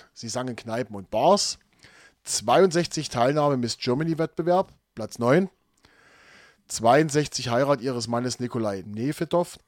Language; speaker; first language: German; native; German